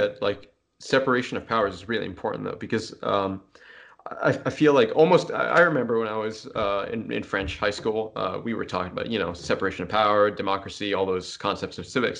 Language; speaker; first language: English; non-native, fluent; French